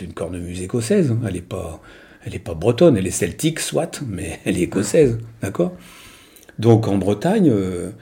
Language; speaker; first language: French; native; French